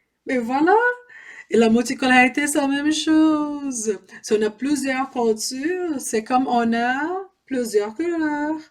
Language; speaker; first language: French; non-native, learner; Portuguese